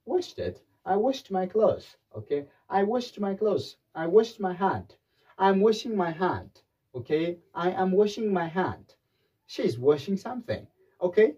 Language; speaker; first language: English; non-native, local second language; Amharic